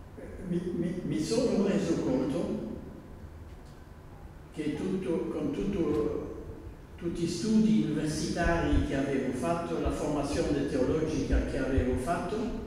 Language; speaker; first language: Italian; non-native, fluent; Dutch